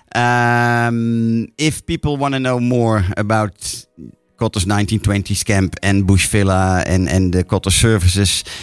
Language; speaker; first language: English; non-native, fluent; Dutch